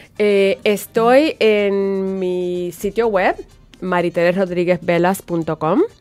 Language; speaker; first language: Spanish; early bilingual, heritage; Spanish